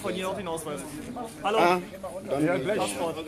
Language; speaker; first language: German; native; German